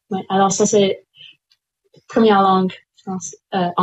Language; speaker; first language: French; non-native, local second language; English